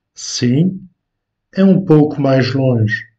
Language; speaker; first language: Portuguese; non-native, fluent; French